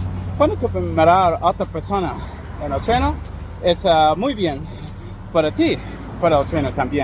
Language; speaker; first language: Spanish; non-native, learner; English